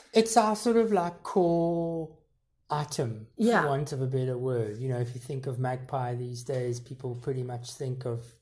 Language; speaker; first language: English; native; English